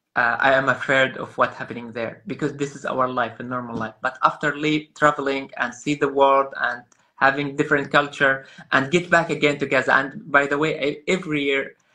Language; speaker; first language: English; non-native, learner; Arabic